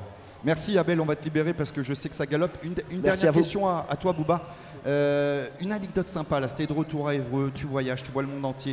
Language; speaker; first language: French; native; French